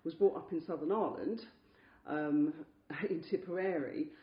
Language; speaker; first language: English; native; English